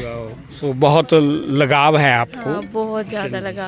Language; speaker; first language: Hindi; non-native, local second language; Punjabi